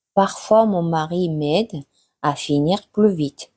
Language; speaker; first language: French; non-native, fluent; Mongolian